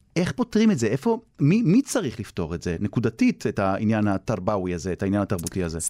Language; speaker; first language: Hebrew; native; Hebrew